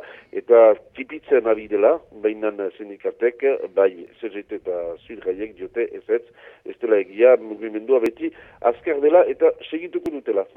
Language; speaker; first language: Basque; native; Basque